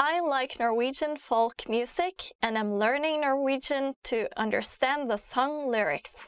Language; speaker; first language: English; non-native, fluent; Norwegian